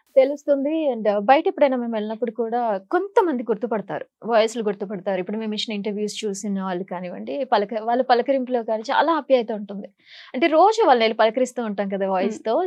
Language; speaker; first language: Telugu; native; Telugu